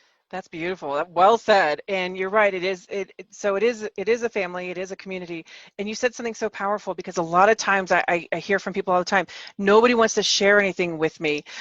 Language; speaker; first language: English; native; English